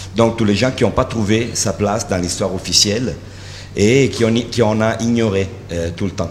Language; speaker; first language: French; non-native, fluent; Italian